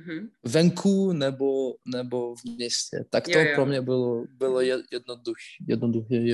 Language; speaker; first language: Czech; non-native, learner; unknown